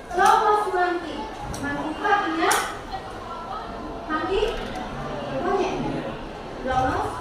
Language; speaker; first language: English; non-native, learner; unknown